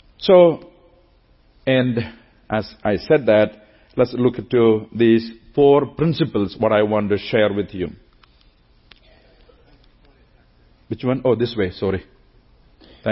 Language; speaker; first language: English; non-native, local second language; Malayalam